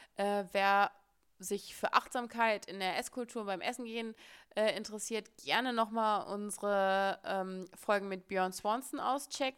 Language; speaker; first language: German; native; German